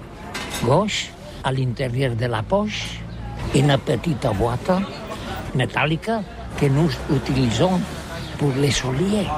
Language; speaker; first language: French; non-native, learner; Catalan